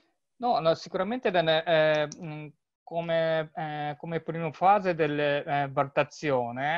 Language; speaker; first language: Italian; non-native, learner; Japanese